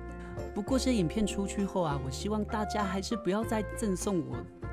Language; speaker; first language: Chinese; native; Chinese